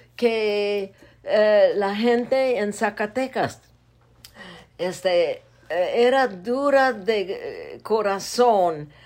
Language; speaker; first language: Spanish; non-native, fluent; English